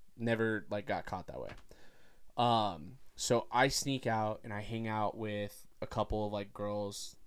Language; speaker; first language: English; native; English